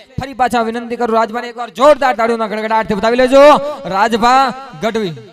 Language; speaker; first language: Gujarati; non-native, local second language; Kachhi